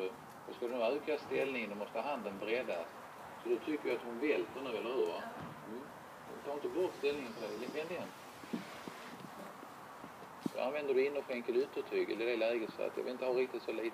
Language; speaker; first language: Swedish; native; Swedish